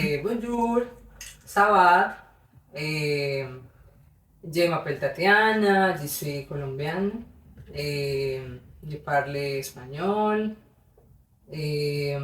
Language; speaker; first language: French; non-native, learner; Spanish